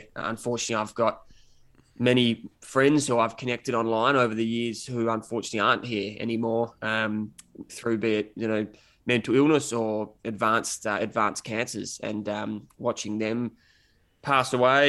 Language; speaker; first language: English; native; English